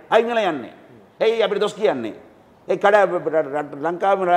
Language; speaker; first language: Sinhala; non-native, local second language; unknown